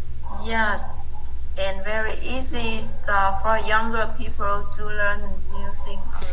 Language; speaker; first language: English; non-native, learner; Vietnamese